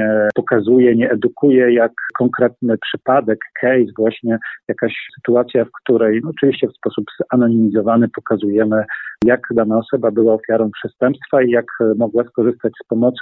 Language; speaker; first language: Polish; native; Polish